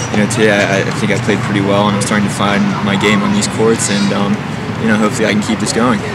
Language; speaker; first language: English; native; English